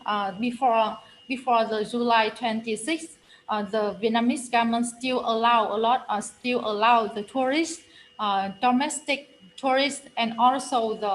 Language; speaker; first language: English; non-native, fluent; Vietnamese